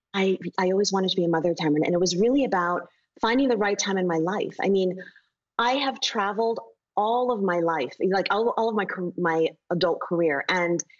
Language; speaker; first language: English; native; English